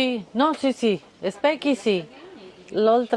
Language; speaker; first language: Italian; non-native, learner; English